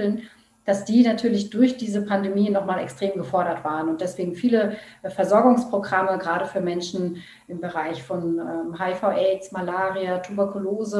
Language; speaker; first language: German; native; German